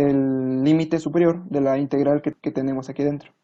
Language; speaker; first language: Spanish; native; Spanish